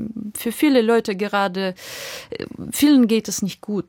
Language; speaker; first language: German; non-native, fluent; Ukrainian